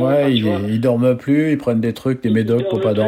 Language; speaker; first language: French; native; French